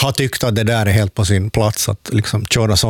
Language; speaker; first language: Swedish; native; Swedish